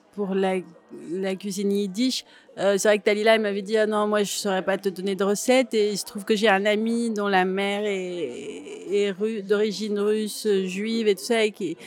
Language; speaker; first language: French; native; French